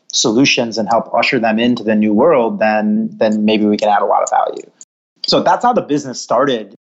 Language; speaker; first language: English; native; English